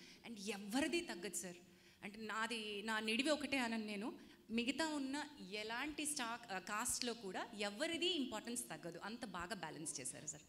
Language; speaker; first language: Telugu; native; Telugu